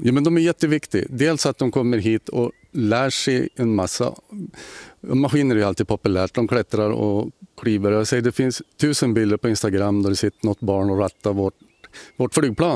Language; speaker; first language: Swedish; native; Swedish